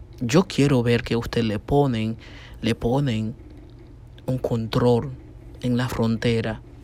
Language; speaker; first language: Spanish; non-native, fluent; Haitian Creole